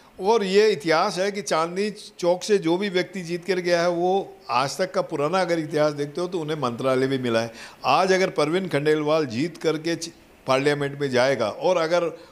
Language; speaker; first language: Hindi; native; Hindi